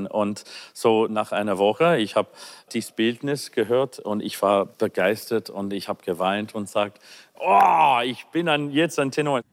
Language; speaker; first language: German; non-native, learner; English